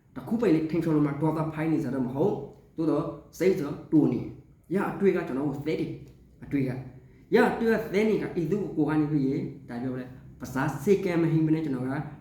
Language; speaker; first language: Burmese; native; Burmese